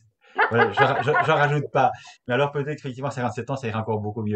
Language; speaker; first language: French; native; French